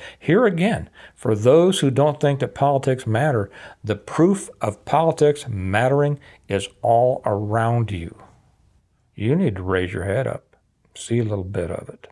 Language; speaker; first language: English; native; English